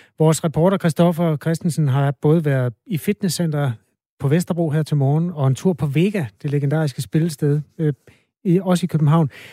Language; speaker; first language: Danish; native; Danish